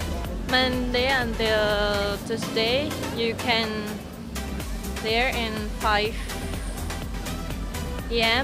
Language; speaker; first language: English; non-native, learner; Indonesian